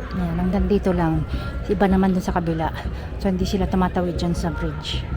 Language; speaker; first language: Filipino; native; Filipino